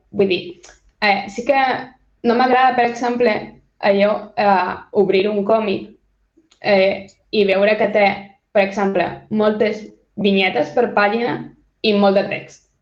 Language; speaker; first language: Catalan; non-native, local second language; Spanish